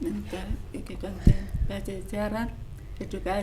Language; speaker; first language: Indonesian; non-native, local second language; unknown